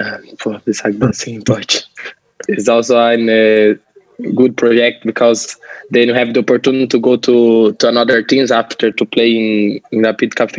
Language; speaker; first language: German; non-native, learner; Portuguese